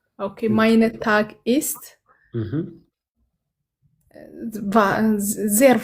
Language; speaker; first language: German; non-native, learner; Amharic